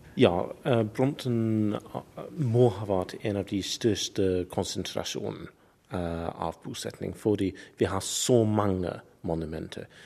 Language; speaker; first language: Norwegian; non-native, learner; English